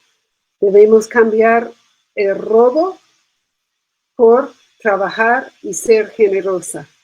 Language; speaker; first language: Spanish; non-native, fluent; English